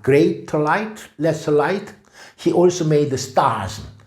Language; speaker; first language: English; non-native, fluent; Korean